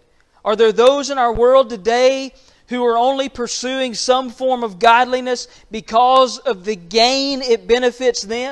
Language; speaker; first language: English; native; English